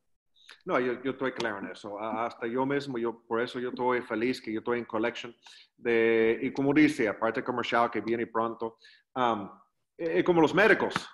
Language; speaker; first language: Spanish; non-native, learner; English